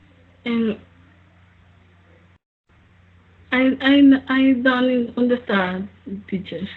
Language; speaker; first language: English; non-native, learner; Spanish